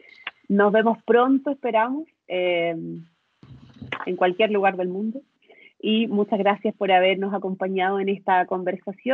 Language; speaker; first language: Spanish; native; Spanish